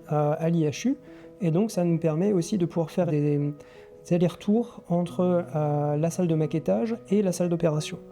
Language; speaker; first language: French; native; French